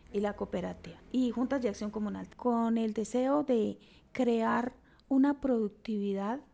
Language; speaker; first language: Spanish; native; Spanish